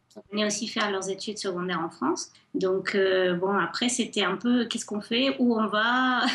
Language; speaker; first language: French; non-native, fluent; Spanish